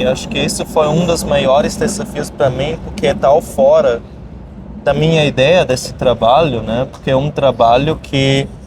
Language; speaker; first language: Portuguese; non-native, fluent; German